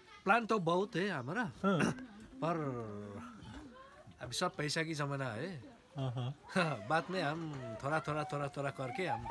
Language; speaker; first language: Hindi; non-native, local second language; Nepali